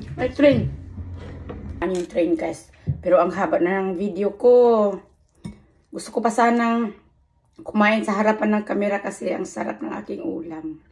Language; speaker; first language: Filipino; non-native, local second language; Cebuano